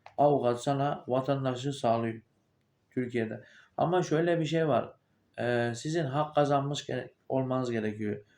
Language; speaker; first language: Turkish; native; Turkish